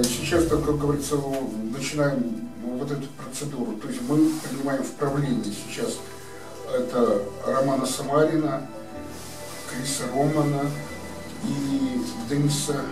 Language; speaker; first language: Russian; native; Russian